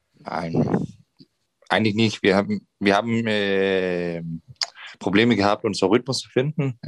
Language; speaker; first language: German; non-native, fluent; Danish